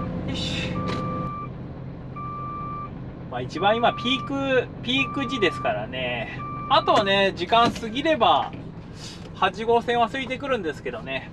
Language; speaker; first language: Japanese; native; Japanese